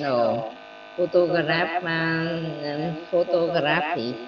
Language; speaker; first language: English; non-native, learner; Vietnamese